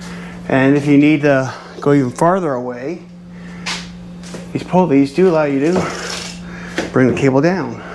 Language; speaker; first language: English; native; English